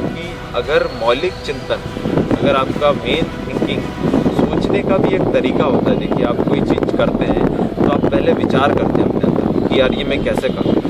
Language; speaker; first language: Hindi; native; Hindi